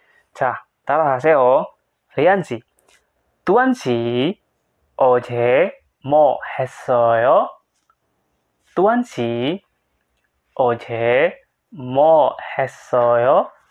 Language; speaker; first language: Korean; non-native, fluent; Indonesian